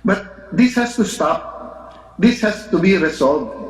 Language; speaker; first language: English; non-native, local second language; Filipino